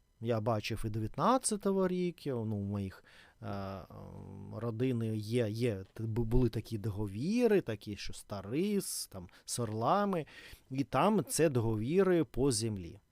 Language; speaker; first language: Ukrainian; non-native, learner; Russian